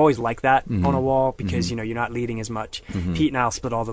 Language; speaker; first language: English; native; English